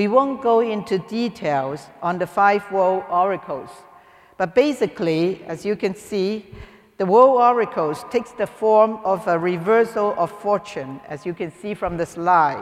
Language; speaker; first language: English; non-native, local second language; Cantonese